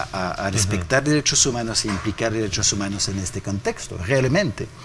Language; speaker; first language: Spanish; non-native, fluent; French